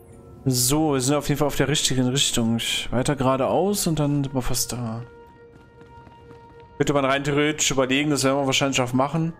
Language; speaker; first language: German; native; German